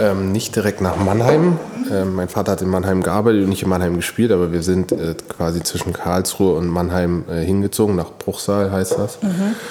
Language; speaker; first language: German; native; German